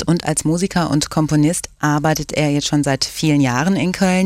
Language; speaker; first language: German; native; German